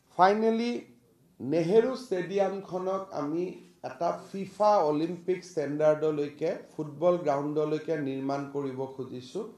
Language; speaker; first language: Assamese; native; Assamese